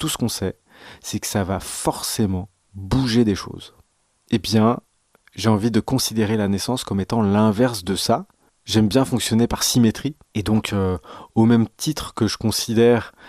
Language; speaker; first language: French; native; French